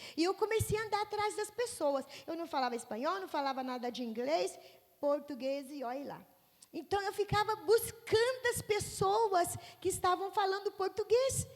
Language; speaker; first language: Portuguese; native; Portuguese